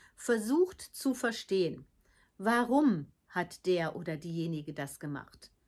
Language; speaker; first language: German; early bilingual, heritage; Dutch